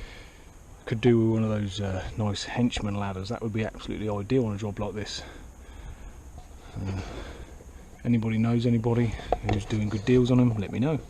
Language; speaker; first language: English; native; English